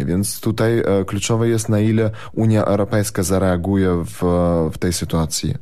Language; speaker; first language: Polish; non-native, fluent; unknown